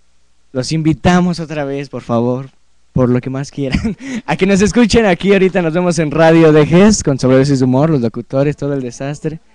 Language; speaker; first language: Spanish; native; Spanish